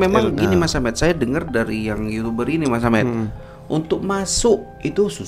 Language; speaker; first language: Indonesian; native; Indonesian